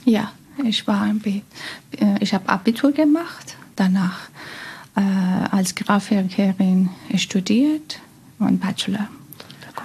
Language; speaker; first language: German; non-native, learner; Persian